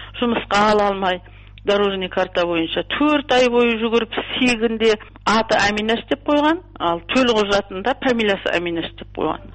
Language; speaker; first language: Kazakh; early bilingual, heritage; Kazakh